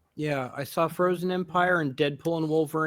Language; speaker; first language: English; native; English